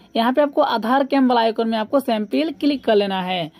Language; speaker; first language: Hindi; non-native, local second language; Bangla